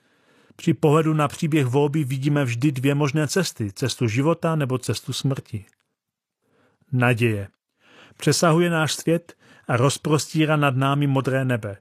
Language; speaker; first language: Czech; native; Czech